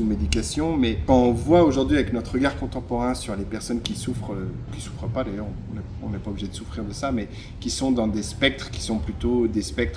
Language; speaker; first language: French; native; French